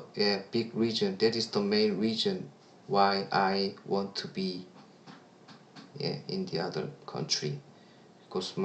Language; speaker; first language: English; non-native, learner; Korean